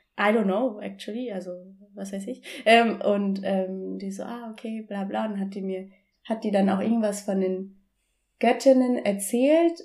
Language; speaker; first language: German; early bilingual, other home language; Bangla